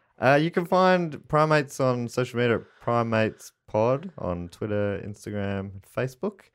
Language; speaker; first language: English; native; English